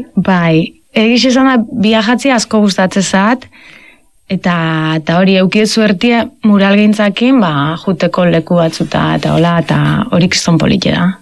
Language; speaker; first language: Basque; native; Basque